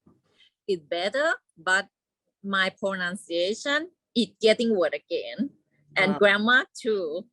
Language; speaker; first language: English; non-native, learner; Thai